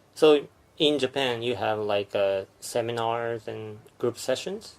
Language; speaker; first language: English; non-native, fluent; Japanese